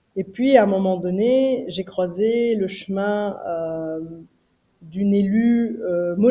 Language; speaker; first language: French; native; French